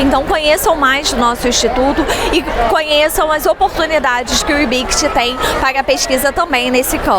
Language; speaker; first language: Portuguese; native; Portuguese